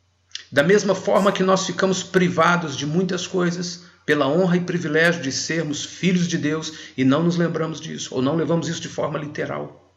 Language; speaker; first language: Portuguese; native; Portuguese